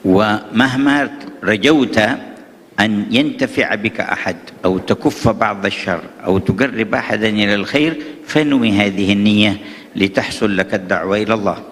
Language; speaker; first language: Arabic; native; Arabic